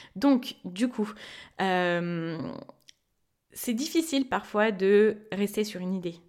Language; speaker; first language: French; native; French